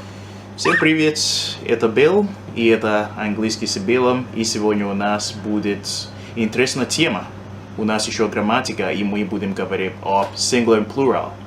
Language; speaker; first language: Russian; non-native, learner; English